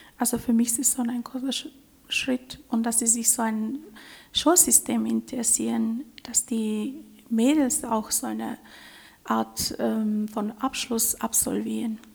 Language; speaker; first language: German; non-native, fluent; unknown